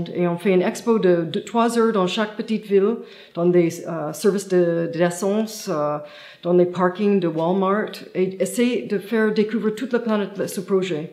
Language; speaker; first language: French; non-native, fluent; English